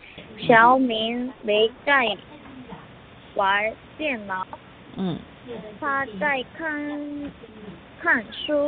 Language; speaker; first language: Chinese; non-native, learner; Korean